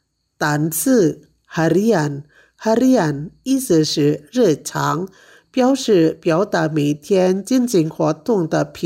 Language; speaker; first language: Chinese; non-native, fluent; Indonesian